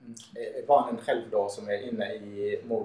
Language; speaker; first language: Swedish; early bilingual, other home language; Somali